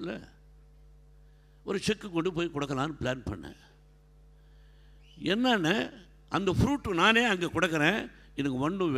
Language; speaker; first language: Tamil; non-native, local second language; Telugu